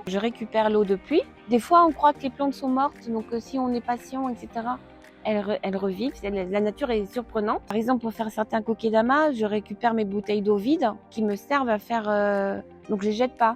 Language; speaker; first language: French; native; French